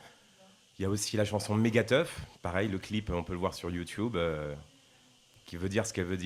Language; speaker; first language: French; native; French